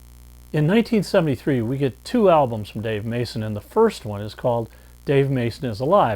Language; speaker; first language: English; native; English